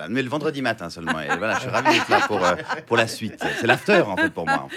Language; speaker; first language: French; native; French